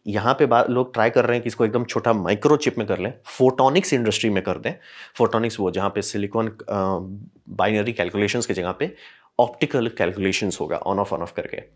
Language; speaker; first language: Hindi; native; Hindi